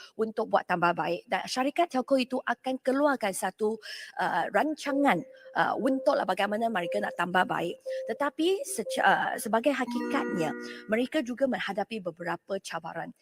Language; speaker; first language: Malay; non-native, local second language; Chinese